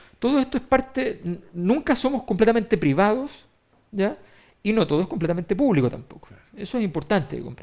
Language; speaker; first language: Spanish; native; Spanish